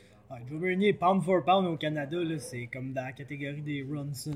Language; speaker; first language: French; native; French